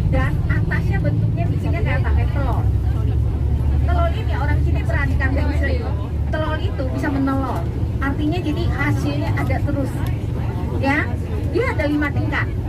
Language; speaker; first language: Indonesian; non-native, fluent; Cantonese